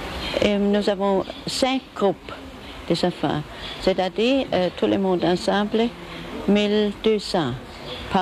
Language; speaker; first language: French; non-native, learner; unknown